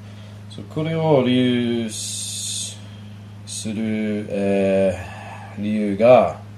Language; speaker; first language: Japanese; non-native, learner; English